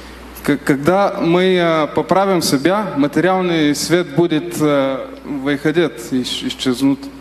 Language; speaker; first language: Russian; non-native, learner; Bulgarian